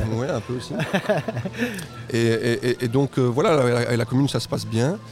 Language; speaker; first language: French; non-native, fluent; Spanish